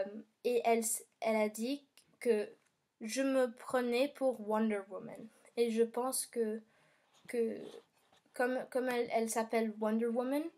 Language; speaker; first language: French; non-native, learner; English